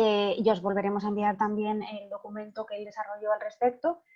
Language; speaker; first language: Spanish; native; Spanish